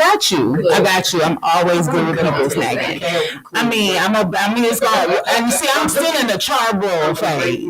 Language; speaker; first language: English; native; English